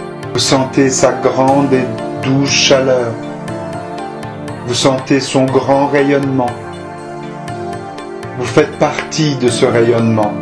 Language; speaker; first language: French; native; French